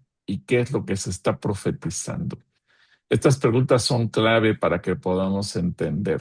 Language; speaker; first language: Spanish; native; Spanish